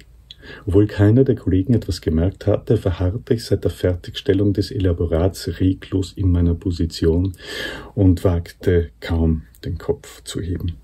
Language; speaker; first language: German; native; German